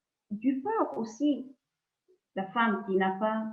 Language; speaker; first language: French; non-native, local second language; Arabic